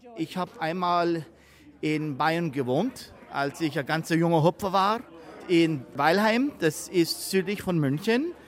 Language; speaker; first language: German; non-native, fluent; English